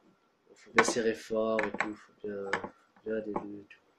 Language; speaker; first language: French; native; French